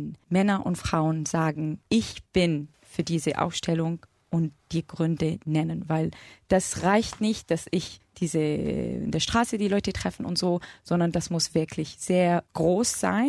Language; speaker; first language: German; non-native, fluent; Arabic